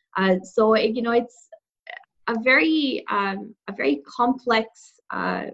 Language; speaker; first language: English; non-native, local second language; Urdu